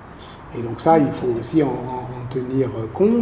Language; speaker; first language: French; native; French